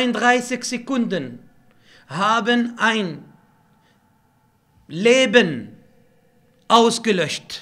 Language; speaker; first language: German; non-native, fluent; Arabic